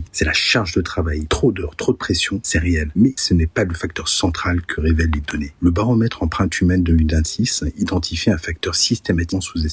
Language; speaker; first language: French; native; French